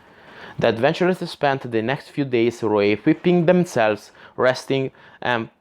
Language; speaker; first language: English; non-native, fluent; Italian